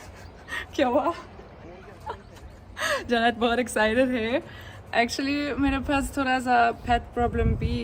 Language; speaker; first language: Hindi; non-native, learner; German